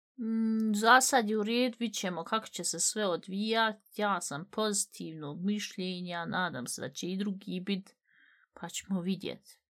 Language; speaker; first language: Bosnian; native; Bosnian